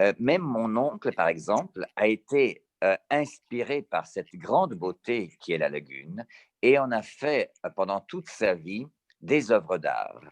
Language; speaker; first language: French; early bilingual, heritage; Italian